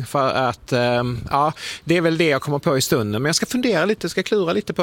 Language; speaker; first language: Swedish; native; Swedish